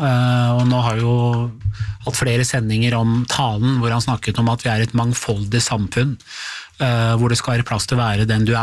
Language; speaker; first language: Norwegian; native; Norwegian